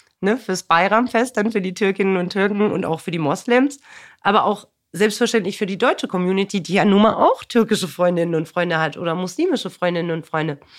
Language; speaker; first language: German; early bilingual, other home language; Turkish